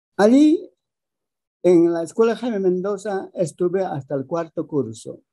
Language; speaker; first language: Spanish; early bilingual, other home language; Aymara